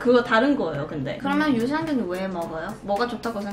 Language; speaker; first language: Korean; non-native, fluent; Cantonese